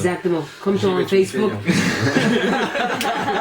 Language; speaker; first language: French; non-native, learner; English